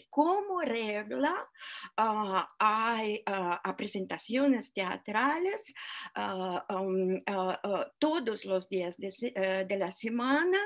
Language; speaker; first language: Spanish; non-native, fluent; Russian